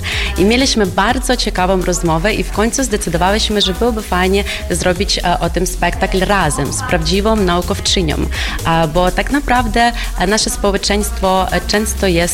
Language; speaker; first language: Polish; non-native, fluent; Ukrainian